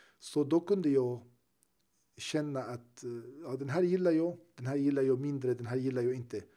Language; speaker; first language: Swedish; early bilingual, other home language; Turoyo